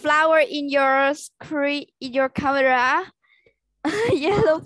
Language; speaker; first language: English; non-native, learner; Vietnamese